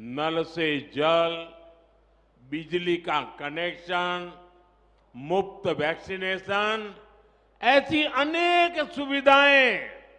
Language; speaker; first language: Hindi; non-native, local second language; Gujarati